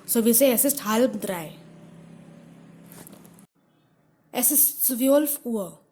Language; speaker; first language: German; non-native, fluent; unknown